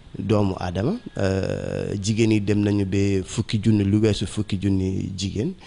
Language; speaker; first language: Wolof; non-native, local second language; Mandingo